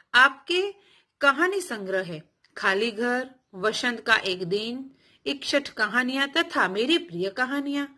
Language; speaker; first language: Hindi; non-native, local second language; Gujarati